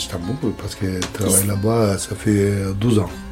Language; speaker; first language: French; non-native, learner; Turkish